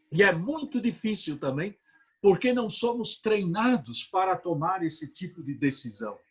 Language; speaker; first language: Portuguese; native; Portuguese